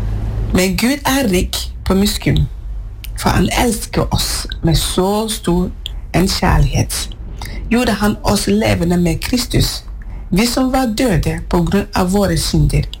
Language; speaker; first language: Norwegian; non-native, fluent; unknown